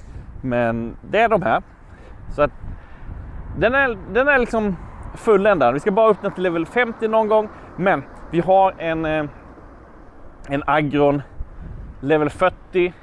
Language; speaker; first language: Swedish; native; Swedish